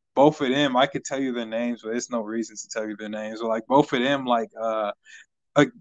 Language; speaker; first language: English; native; English